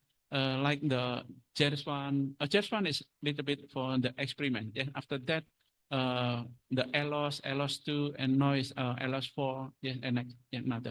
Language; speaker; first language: English; non-native, fluent; Indonesian